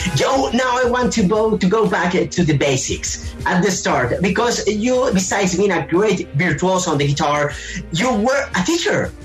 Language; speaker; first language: English; non-native, fluent; Spanish